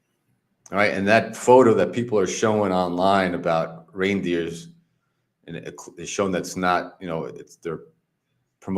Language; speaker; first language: English; native; English